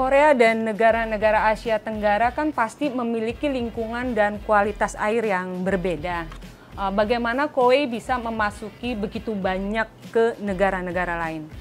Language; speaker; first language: Indonesian; native; Indonesian